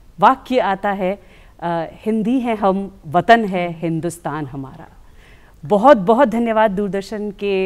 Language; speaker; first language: Hindi; native; Hindi